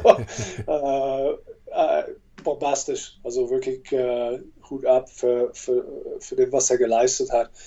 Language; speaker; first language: German; non-native, fluent; English